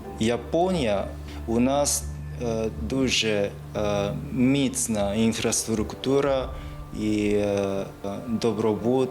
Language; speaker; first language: Ukrainian; non-native, learner; Japanese